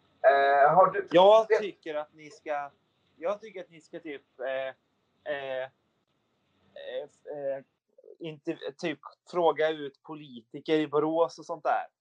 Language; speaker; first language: Swedish; native; Swedish